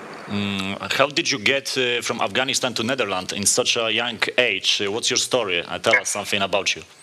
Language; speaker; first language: English; non-native, fluent; Polish